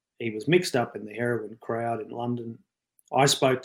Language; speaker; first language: English; native; English